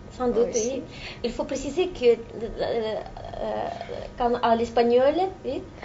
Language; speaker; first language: French; non-native, fluent; Russian